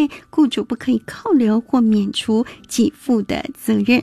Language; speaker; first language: Chinese; native; Chinese